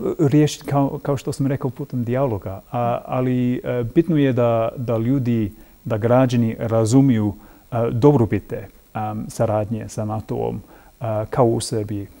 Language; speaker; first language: Croatian; non-native, fluent; English